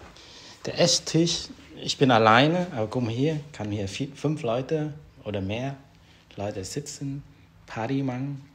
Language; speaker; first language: German; non-native, fluent; Vietnamese